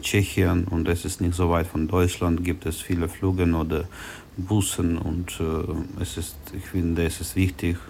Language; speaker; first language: German; non-native, learner; Ukrainian